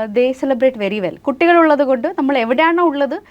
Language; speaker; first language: Malayalam; non-native, local second language; Kannada